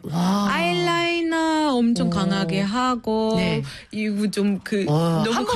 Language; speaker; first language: Korean; non-native, fluent; Arabic